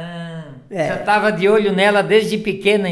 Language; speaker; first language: Portuguese; native; Portuguese